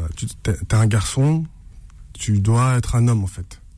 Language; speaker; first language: French; native; French